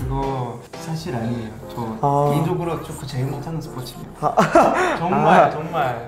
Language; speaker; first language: Korean; non-native, fluent; Portuguese